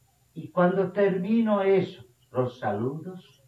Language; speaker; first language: Spanish; non-native, fluent; Bangla